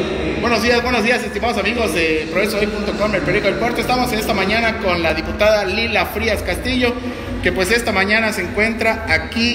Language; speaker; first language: Spanish; native; Spanish